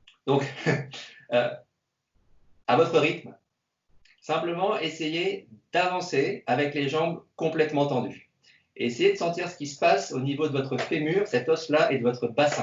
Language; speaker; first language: French; native; French